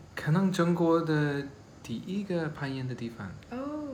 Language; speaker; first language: Chinese; non-native, learner; English